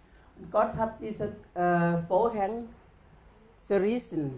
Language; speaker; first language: German; non-native, learner; Thai